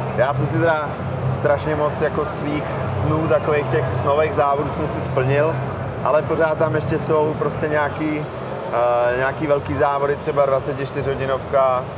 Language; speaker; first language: Czech; native; Czech